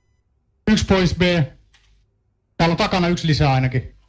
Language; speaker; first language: Finnish; native; Finnish